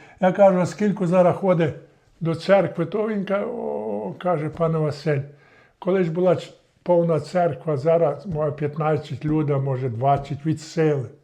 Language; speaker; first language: Ukrainian; native; Ukrainian